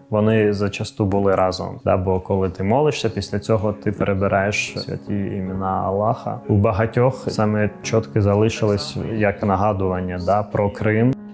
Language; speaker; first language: Ukrainian; non-native, local second language; Crimean Tatar